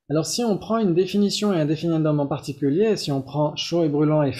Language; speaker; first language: French; native; French